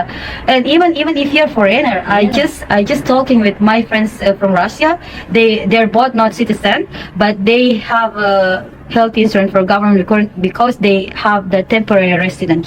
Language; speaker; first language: English; non-native, fluent; Indonesian